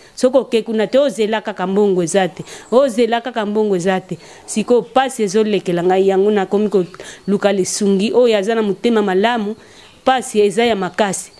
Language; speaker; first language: Lingala; non-native, local second language; Kongo